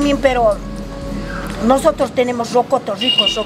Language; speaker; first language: Spanish; native; Spanish